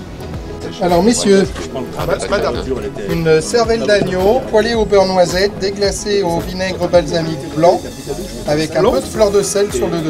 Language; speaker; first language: French; native; French